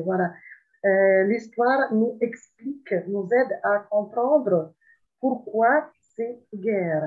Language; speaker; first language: French; non-native, fluent; Ukrainian